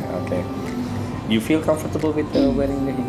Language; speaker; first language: English; non-native, learner; Indonesian